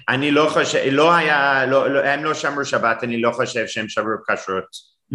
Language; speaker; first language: Hebrew; non-native, fluent; English